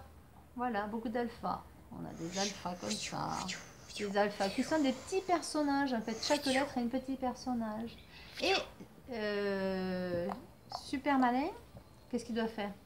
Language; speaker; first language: French; native; French